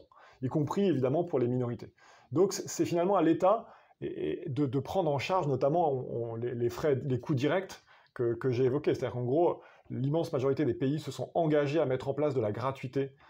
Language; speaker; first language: French; native; French